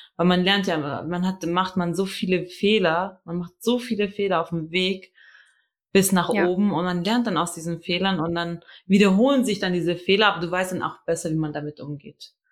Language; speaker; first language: German; early bilingual, other home language; Albanian